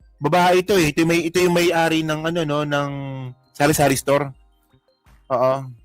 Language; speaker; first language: Filipino; native; Filipino